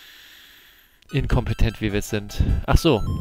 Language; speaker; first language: German; native; German